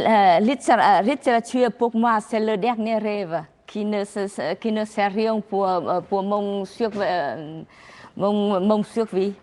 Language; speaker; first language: French; non-native, learner; Vietnamese